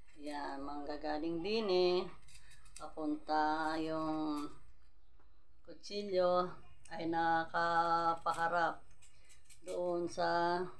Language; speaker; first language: Filipino; non-native, local second language; Iloko